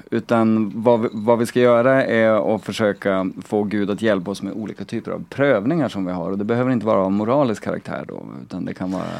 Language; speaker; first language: Swedish; native; Swedish